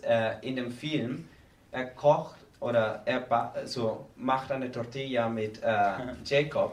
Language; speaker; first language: German; non-native, learner; Spanish